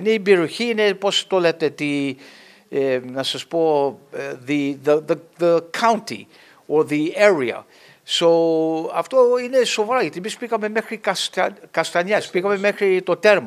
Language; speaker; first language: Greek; early bilingual, heritage; English